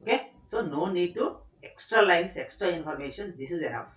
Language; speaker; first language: English; non-native, local second language; Telugu